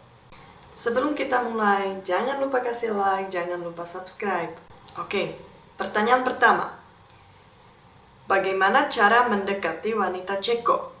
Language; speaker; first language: Indonesian; non-native, fluent; Czech